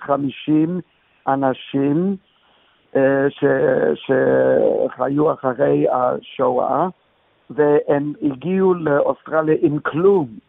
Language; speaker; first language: Hebrew; non-native, fluent; English